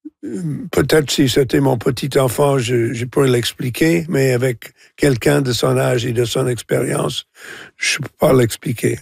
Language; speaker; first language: French; non-native, local second language; English